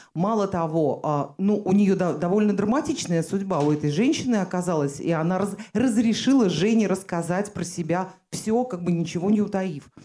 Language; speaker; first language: Russian; native; Russian